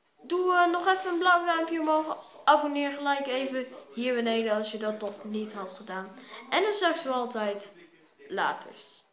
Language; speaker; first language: Dutch; native; Dutch